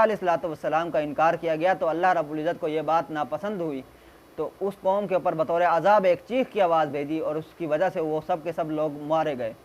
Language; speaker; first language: Urdu; native; Urdu